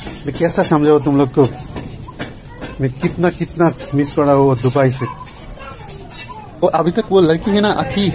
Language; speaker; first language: Hindi; non-native, learner; Bangla